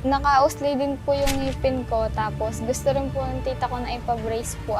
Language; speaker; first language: Filipino; native; Filipino